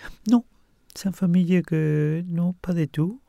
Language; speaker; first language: French; non-native, fluent; Spanish